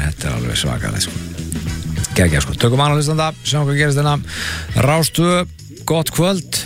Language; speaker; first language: Icelandic; native; Icelandic